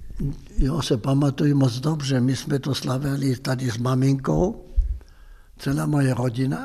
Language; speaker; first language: Czech; non-native, local second language; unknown